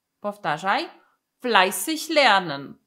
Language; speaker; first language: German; non-native, fluent; Polish